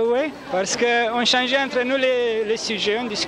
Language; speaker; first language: French; non-native, fluent; Romanian